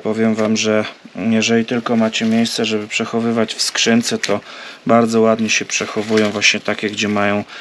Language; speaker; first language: Polish; native; Polish